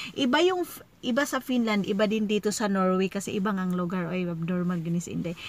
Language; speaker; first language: Filipino; native; Filipino